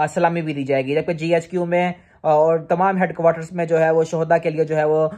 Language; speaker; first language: Urdu; native; Urdu